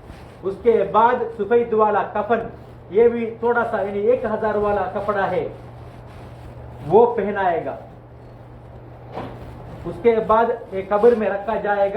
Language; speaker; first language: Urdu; non-native, fluent; Tamil